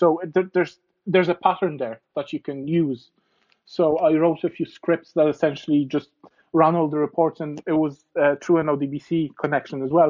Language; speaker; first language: English; non-native, fluent; Polish